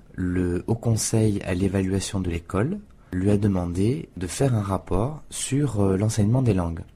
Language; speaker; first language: French; native; French